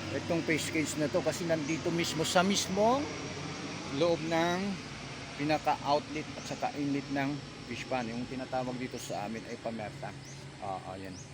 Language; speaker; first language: Filipino; non-native, local second language; Cebuano